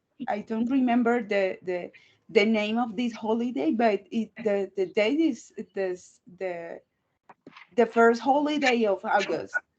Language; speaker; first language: English; non-native, learner; Spanish